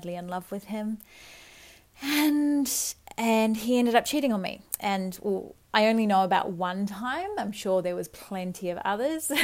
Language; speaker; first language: English; native; English